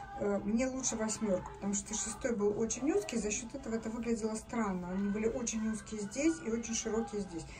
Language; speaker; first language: Russian; native; Russian